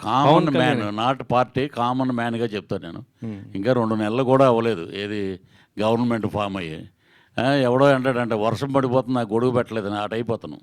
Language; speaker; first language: Telugu; native; Telugu